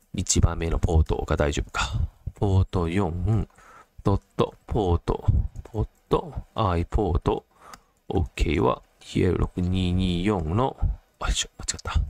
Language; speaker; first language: Japanese; non-native, fluent; Cantonese